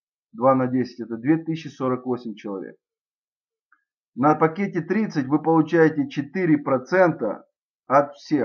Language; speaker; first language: Russian; native; Russian